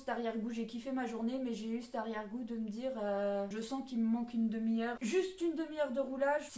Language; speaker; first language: French; native; French